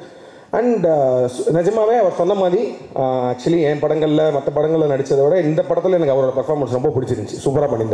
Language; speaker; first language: Tamil; native; Tamil